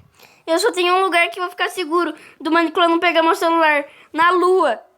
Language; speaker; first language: Portuguese; native; Portuguese